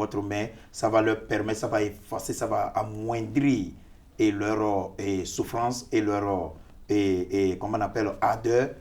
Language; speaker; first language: French; non-native, fluent; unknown